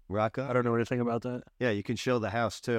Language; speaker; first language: English; native; English